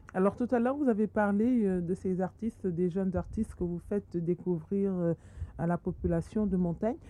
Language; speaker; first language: French; non-native, local second language; Wolof